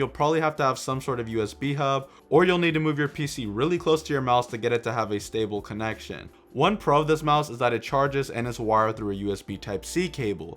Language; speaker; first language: English; native; English